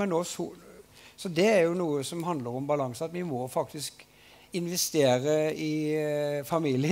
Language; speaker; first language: Norwegian; native; Norwegian